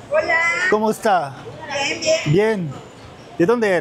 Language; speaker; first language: Spanish; non-native, learner; Arabic